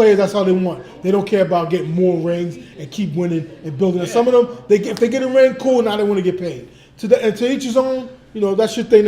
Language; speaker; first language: English; native; English